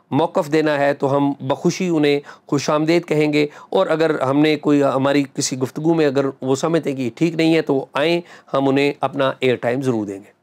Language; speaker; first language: Urdu; native; Urdu